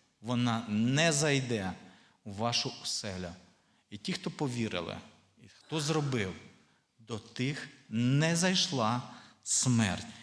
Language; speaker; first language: Ukrainian; non-native, local second language; Russian